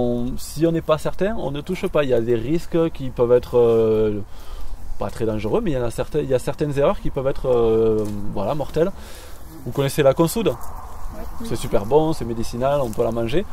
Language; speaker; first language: French; native; French